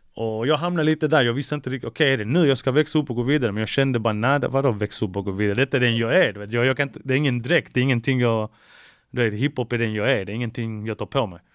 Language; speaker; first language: Swedish; early bilingual, other home language; Spanish